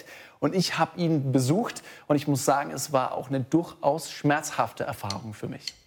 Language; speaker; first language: German; native; German